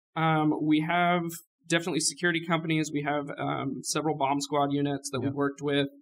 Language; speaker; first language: English; native; English